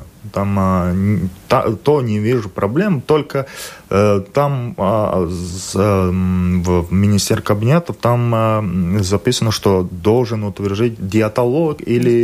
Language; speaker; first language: Russian; non-native, local second language; Latvian